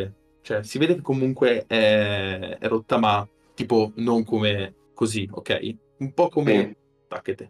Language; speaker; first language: Italian; native; Italian